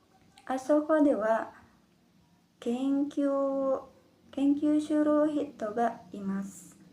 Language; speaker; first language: Japanese; non-native, learner; Indonesian